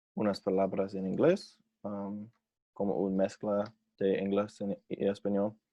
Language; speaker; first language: Spanish; non-native, learner; English